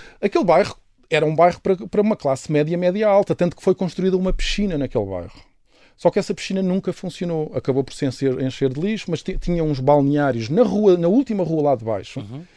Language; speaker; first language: Portuguese; native; Portuguese